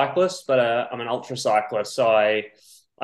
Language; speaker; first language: English; native; English